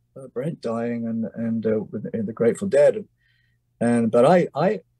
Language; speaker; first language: English; native; English